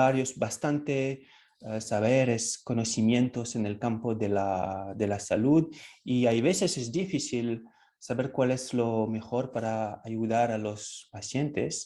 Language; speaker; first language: Spanish; non-native, fluent; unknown